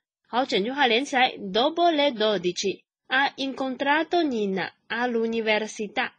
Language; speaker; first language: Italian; non-native, fluent; Chinese